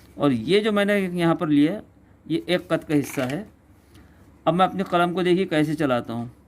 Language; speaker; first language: Urdu; native; Urdu